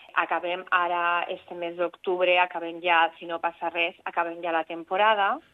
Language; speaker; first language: Catalan; non-native, local second language; Spanish